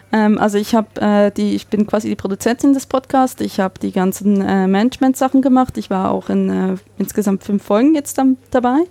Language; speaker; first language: German; native; German